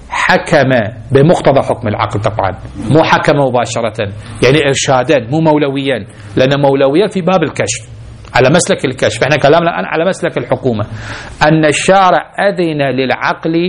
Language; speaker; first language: Arabic; native; Arabic